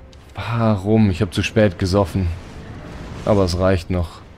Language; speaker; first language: German; native; German